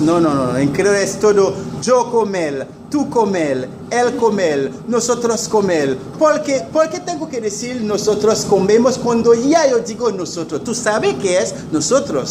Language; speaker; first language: Spanish; non-native, fluent; Haitian Creole